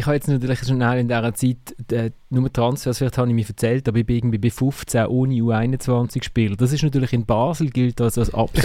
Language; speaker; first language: German; native; German